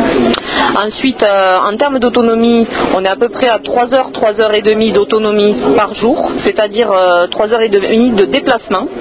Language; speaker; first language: French; native; French